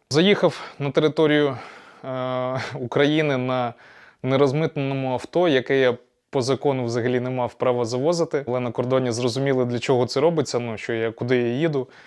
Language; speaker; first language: Ukrainian; non-native, local second language; Russian